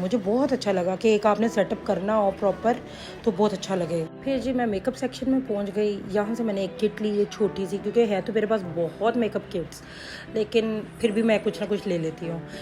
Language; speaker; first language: Urdu; native; Urdu